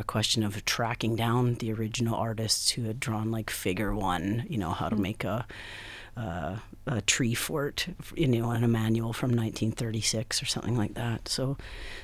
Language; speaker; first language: English; native; English